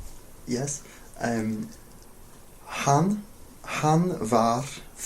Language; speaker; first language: Icelandic; non-native, learner; English